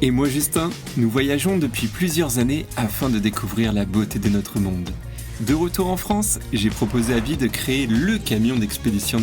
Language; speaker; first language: French; native; French